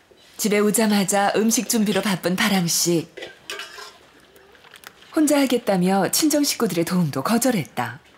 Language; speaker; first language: Korean; native; Korean